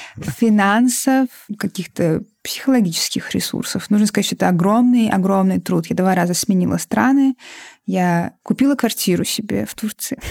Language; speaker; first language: Russian; native; Russian